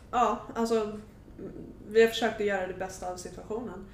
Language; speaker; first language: Swedish; native; Swedish